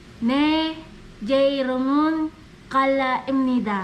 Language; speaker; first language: Korean; non-native, learner; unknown